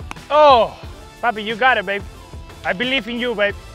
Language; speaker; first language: English; non-native, learner; Spanish